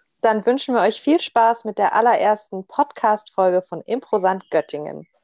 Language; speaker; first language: German; native; German